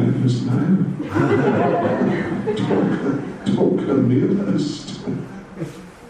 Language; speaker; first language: Russian; non-native, learner; English